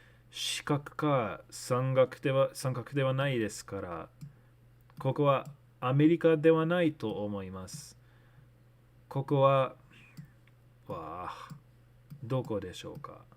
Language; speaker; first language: Japanese; non-native, learner; English